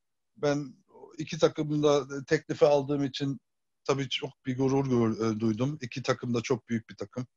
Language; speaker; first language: Turkish; early bilingual, heritage; Turkish